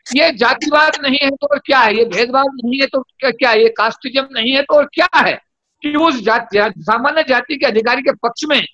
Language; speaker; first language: Hindi; native; Hindi